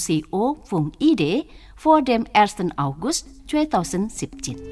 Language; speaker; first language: German; non-native, fluent; Indonesian